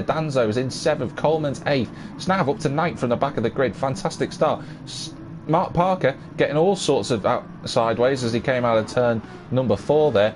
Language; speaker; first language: English; native; English